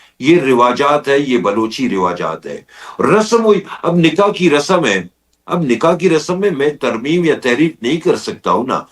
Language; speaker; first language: Urdu; non-native, local second language; Baluchi